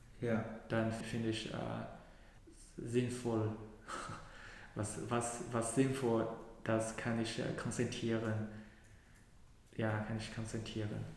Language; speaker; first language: German; non-native, learner; Cantonese